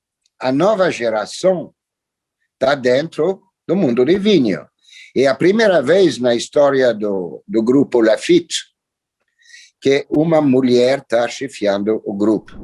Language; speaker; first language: Portuguese; non-native, fluent; French